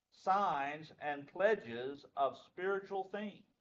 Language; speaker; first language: English; native; English